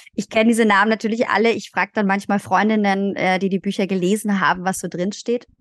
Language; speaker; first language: German; native; German